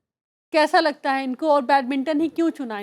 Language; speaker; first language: Hindi; native; Hindi